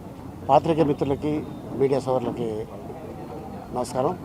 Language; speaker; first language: Telugu; native; Telugu